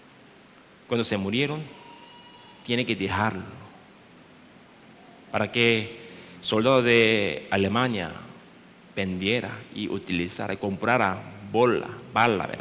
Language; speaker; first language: Spanish; non-native, learner; Korean